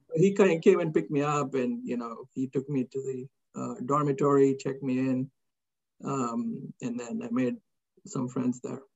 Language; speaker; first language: English; non-native, local second language; Kannada